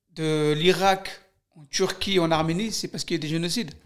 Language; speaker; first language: French; early bilingual, other home language; Kurdish